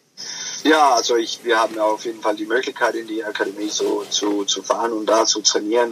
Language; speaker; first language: German; non-native, fluent; Danish